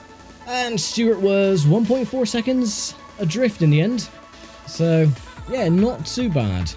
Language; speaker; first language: English; native; English